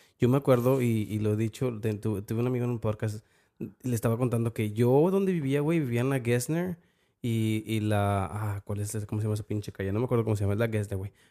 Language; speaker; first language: Spanish; early bilingual, heritage; Spanish